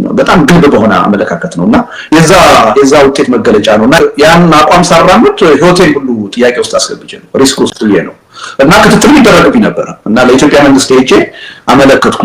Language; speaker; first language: Amharic; native; Amharic